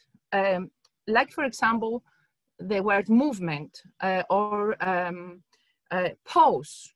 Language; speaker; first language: English; non-native, fluent; Greek